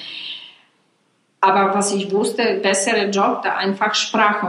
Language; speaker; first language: German; non-native, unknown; Polish